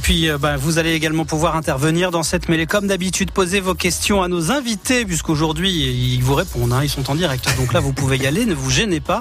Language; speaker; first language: French; native; French